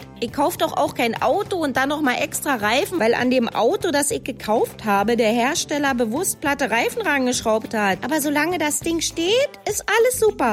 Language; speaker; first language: German; native; German